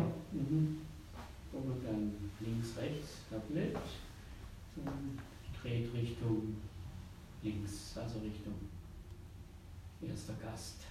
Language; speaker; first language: German; native; German